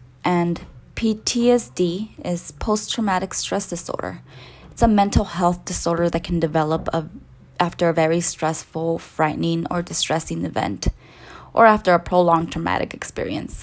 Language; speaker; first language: English; early bilingual, other home language; Spanish